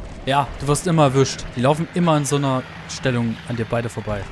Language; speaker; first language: German; native; German